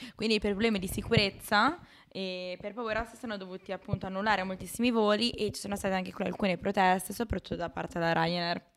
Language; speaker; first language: Italian; native; Italian